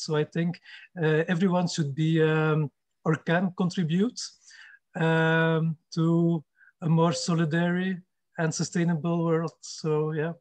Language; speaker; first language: English; non-native, fluent; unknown